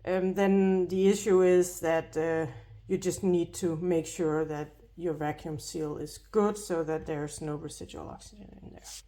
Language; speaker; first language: English; non-native, fluent; Danish